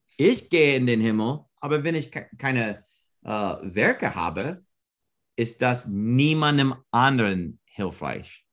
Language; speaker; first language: German; non-native, learner; English